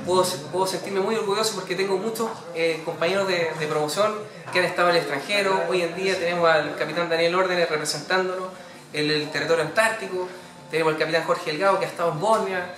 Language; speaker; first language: Spanish; native; Spanish